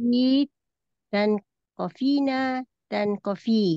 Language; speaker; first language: Arabic; non-native, learner; Indonesian